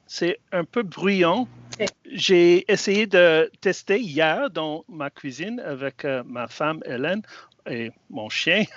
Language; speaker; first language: French; non-native, fluent; English